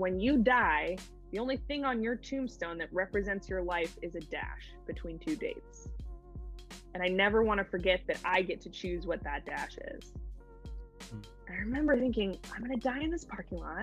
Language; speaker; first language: English; native; English